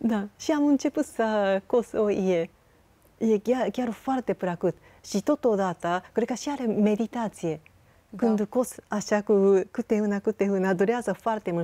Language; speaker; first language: Romanian; non-native, fluent; Japanese